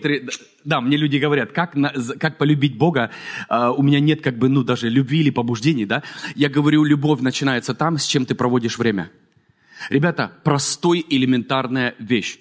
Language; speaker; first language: Russian; native; Russian